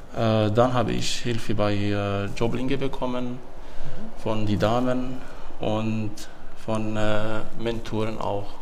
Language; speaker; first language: German; non-native, learner; Arabic